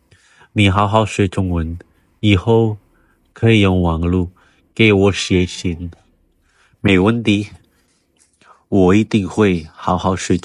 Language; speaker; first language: Chinese; non-native, learner; Indonesian